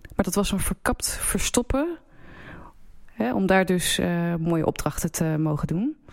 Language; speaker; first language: Dutch; native; Dutch